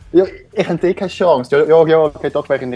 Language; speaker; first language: German; native; German